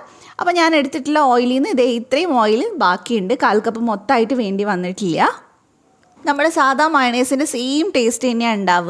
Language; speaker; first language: Malayalam; native; Malayalam